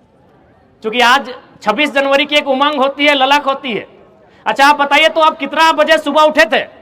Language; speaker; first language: Hindi; non-native, local second language; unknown